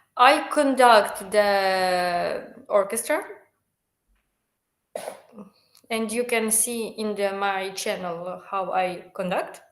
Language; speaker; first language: English; non-native, learner; Ukrainian